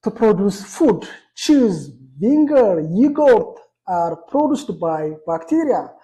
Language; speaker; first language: English; non-native, local second language; Amharic